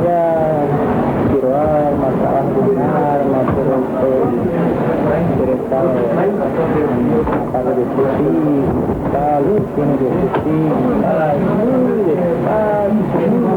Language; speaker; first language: Spanish; non-native, learner; Portuguese